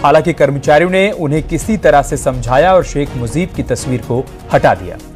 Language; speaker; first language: Hindi; native; Hindi